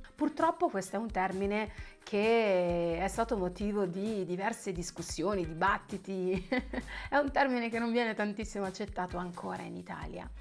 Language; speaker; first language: Italian; native; Italian